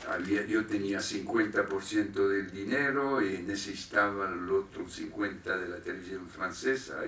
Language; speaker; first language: Spanish; non-native, fluent; French